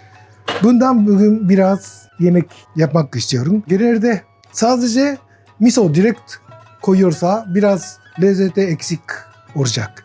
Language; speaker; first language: Turkish; non-native, learner; Japanese